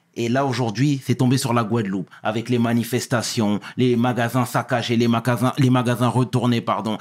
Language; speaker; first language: French; native; French